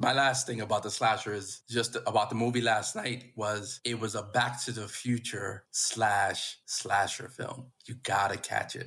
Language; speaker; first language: English; native; English